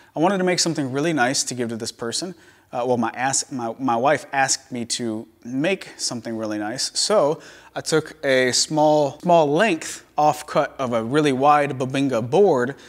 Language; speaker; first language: English; native; English